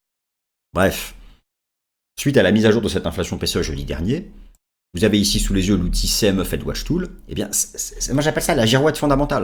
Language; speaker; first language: French; native; French